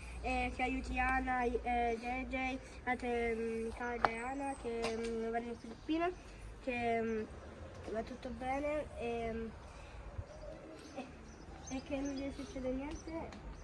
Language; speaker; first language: Italian; early bilingual, other home language; Filipino